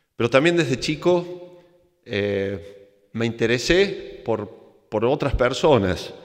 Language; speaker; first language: Spanish; native; Spanish